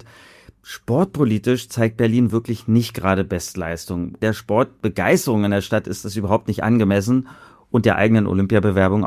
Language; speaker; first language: German; native; German